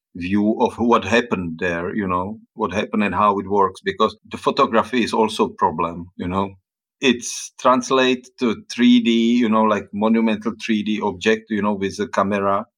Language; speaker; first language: English; non-native, fluent; Czech